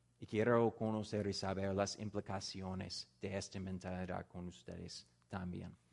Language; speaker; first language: Spanish; non-native, fluent; English